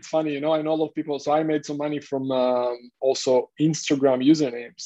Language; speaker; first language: English; non-native, fluent; Hebrew